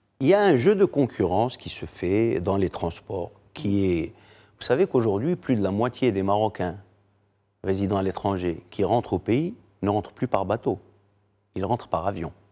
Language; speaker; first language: French; non-native, local second language; Arabic